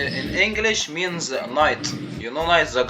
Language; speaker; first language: English; non-native, learner; Arabic